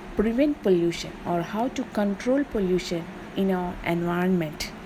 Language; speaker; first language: English; non-native, local second language; Malayalam